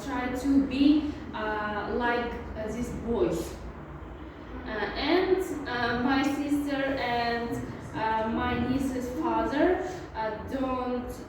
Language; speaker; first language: English; non-native, learner; Uzbek